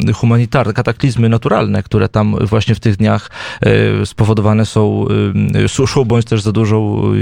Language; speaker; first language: Polish; native; Polish